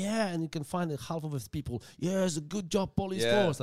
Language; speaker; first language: English; non-native, learner; Polish